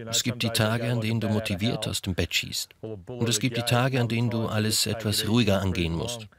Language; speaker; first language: German; non-native, fluent; English